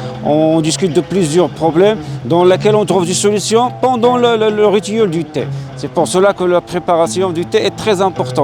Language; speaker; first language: French; non-native, local second language; Arabic